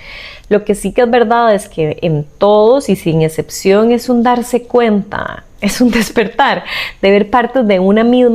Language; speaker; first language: Spanish; native; Spanish